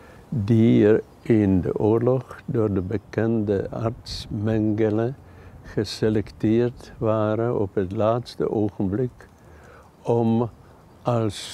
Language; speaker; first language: Dutch; non-native, fluent; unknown